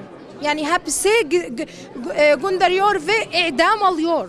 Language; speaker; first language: Turkish; non-native, learner; Arabic